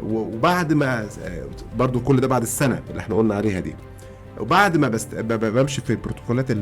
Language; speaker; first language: Arabic; native; Arabic